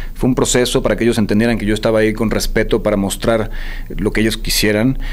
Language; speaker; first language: Spanish; native; Spanish